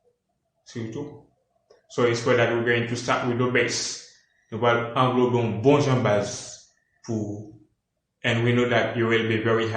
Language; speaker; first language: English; non-native, learner; Haitian Creole